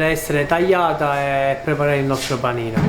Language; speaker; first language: Italian; native; Italian